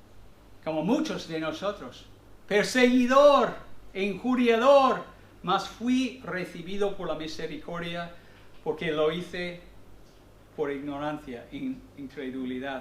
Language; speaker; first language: Spanish; non-native, fluent; English